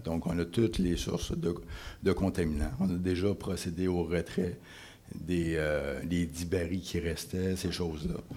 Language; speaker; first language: French; native; French